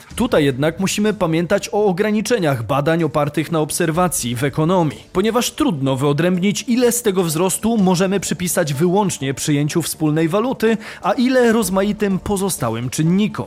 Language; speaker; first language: Polish; native; Polish